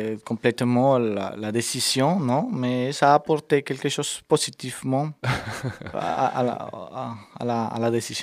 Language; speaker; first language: French; non-native, fluent; Spanish